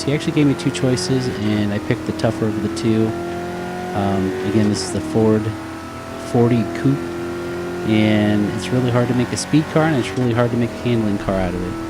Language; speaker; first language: English; native; English